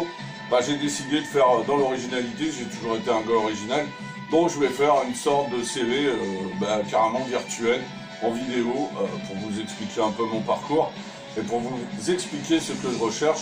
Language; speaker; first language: French; native; French